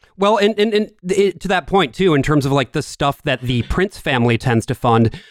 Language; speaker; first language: English; native; English